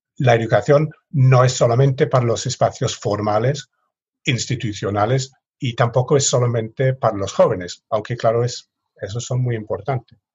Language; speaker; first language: Spanish; non-native, fluent; English